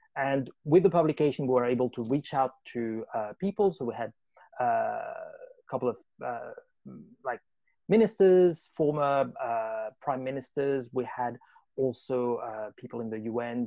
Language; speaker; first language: English; non-native, fluent; French